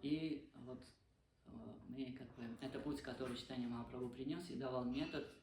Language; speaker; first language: Russian; non-native, fluent; Armenian